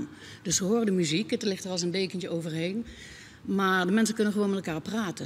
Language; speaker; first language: Dutch; native; Dutch